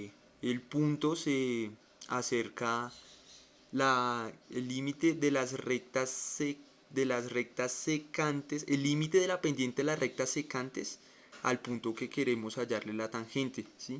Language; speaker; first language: Spanish; native; Spanish